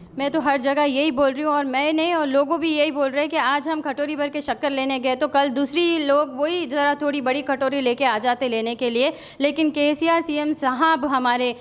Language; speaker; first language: Hindi; non-native, local second language; Urdu